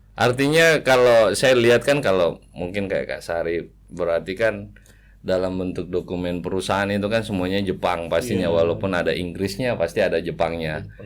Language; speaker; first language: Indonesian; native; Indonesian